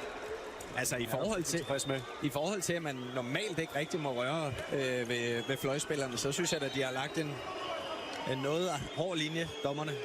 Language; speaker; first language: Danish; native; Danish